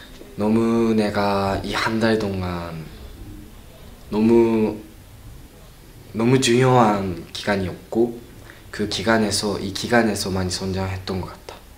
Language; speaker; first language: Korean; non-native, learner; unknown